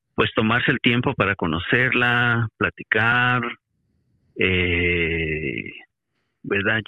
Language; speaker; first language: Spanish; native; Spanish